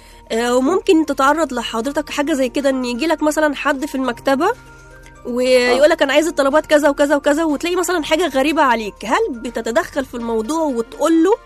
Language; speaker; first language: Arabic; native; Arabic